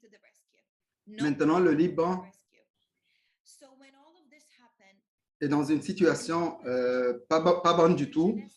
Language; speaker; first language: French; non-native, local second language; Arabic